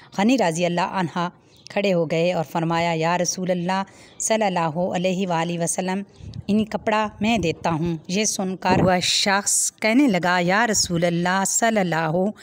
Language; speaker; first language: Hindi; native; Hindi